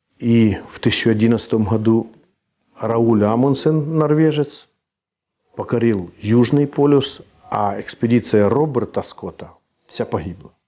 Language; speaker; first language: Russian; native; Russian